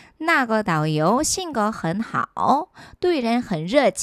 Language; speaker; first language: Chinese; non-native, fluent; Korean